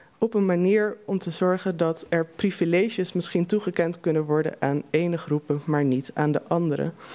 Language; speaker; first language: Dutch; native; Dutch